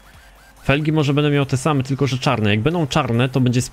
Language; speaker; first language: Polish; native; Polish